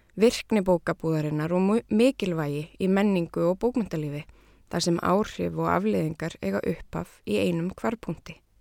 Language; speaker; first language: Icelandic; native; Icelandic